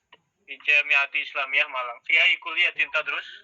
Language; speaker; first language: Arabic; non-native, fluent; Indonesian